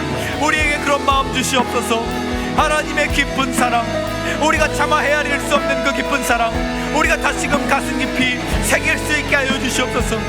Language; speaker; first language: Korean; native; Korean